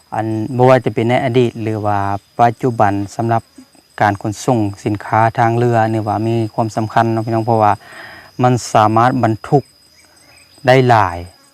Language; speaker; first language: Thai; native; Thai